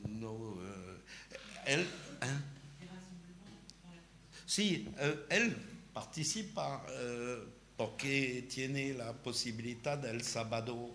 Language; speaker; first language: Spanish; non-native, learner; French